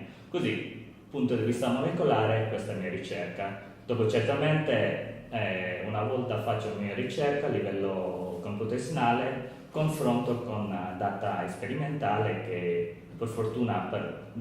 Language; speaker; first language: Italian; non-native, learner; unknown